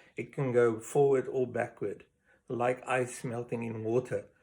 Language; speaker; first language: English; non-native, local second language; Afrikaans